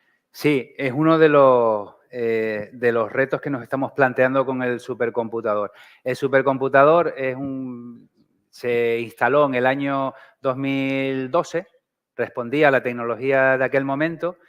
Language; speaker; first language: Spanish; native; Spanish